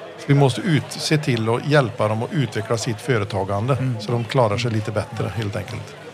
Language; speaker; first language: Swedish; early bilingual, heritage; Swedish